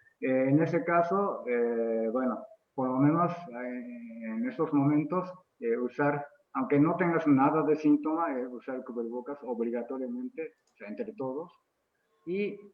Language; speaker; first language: Spanish; non-native, fluent; Japanese